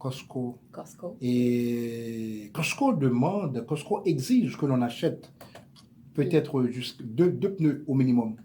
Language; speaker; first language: French; native; French